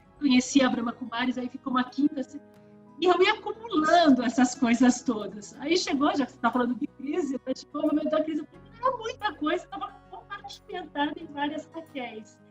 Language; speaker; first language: Portuguese; early bilingual, other home language; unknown